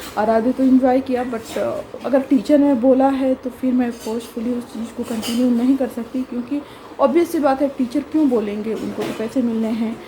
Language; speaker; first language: Hindi; native; Hindi